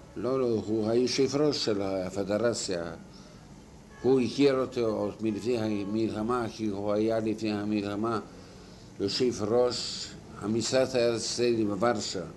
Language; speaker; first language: Hebrew; non-native, fluent; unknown